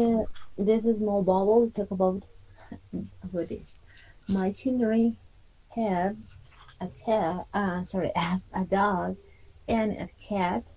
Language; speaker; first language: English; non-native, fluent; Spanish